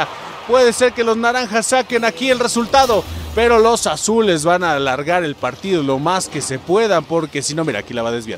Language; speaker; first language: Spanish; native; Spanish